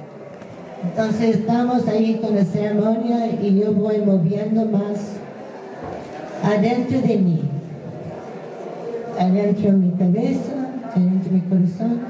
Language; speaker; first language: Spanish; non-native, fluent; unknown